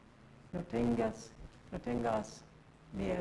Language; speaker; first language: Spanish; non-native, learner; English